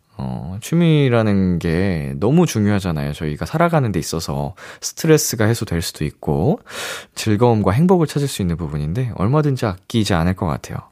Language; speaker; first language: Korean; native; Korean